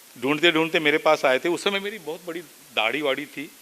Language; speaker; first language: Hindi; non-native, local second language; Marathi